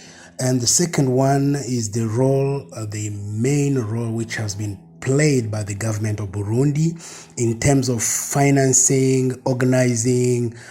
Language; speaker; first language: English; non-native, fluent; Rundi